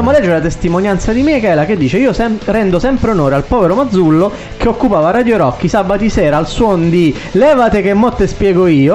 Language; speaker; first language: Italian; native; Italian